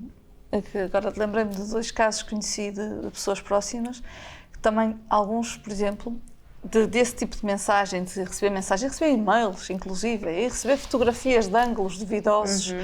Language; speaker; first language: Portuguese; native; Portuguese